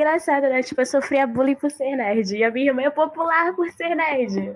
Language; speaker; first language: Portuguese; native; Portuguese